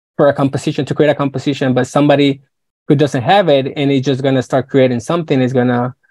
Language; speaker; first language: English; non-native, fluent; Spanish